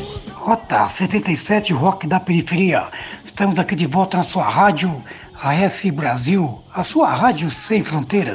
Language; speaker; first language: Portuguese; native; Portuguese